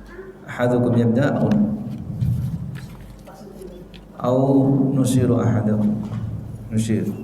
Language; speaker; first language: Arabic; non-native, fluent; Indonesian